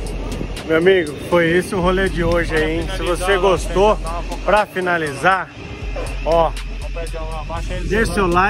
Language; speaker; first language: Portuguese; native; Portuguese